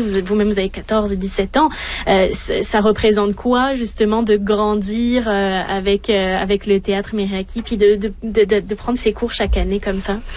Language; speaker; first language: French; native; French